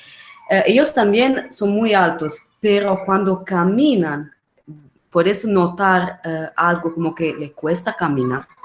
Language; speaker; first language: Spanish; non-native, fluent; Italian